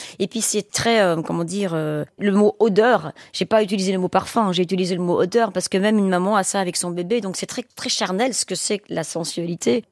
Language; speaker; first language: French; non-native, local second language; Dutch